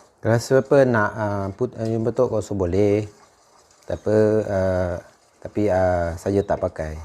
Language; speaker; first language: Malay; non-native, learner; Thai